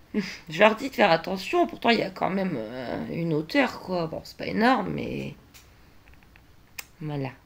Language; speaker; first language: French; native; French